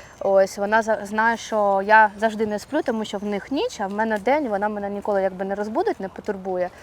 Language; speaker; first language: Ukrainian; non-native, local second language; Russian